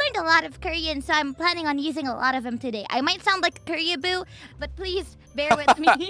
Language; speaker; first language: English; non-native, fluent; Indonesian